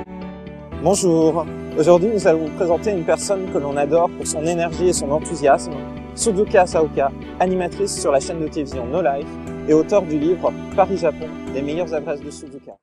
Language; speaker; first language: French; native; French